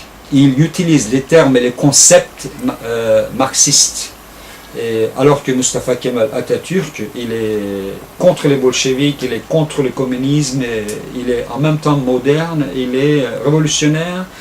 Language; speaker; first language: French; non-native, fluent; Turkish